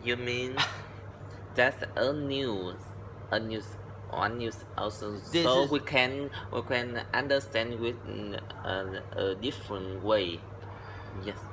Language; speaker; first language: English; non-native, learner; Vietnamese